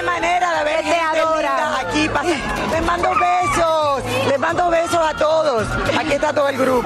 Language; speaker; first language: Spanish; native; Spanish